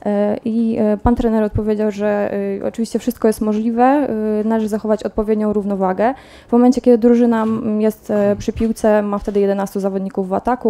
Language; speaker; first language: Polish; native; Polish